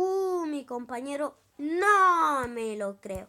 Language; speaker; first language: Spanish; native; Spanish